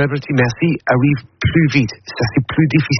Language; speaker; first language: French; non-native, learner; English